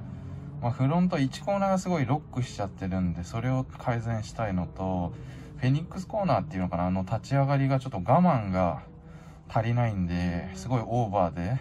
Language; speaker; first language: Japanese; native; Japanese